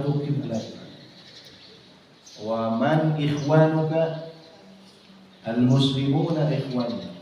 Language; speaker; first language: Arabic; non-native, fluent; Indonesian